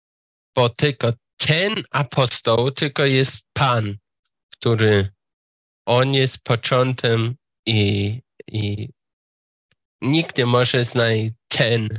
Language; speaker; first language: Polish; non-native, fluent; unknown